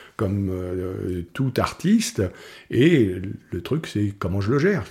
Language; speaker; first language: French; native; French